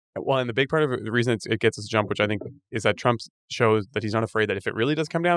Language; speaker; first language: English; native; English